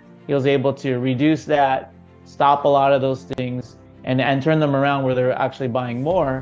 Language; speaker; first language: English; native; English